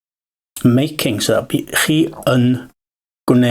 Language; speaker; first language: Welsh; non-native, learner; English